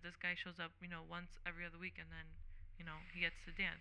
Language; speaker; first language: English; early bilingual, other home language; Portuguese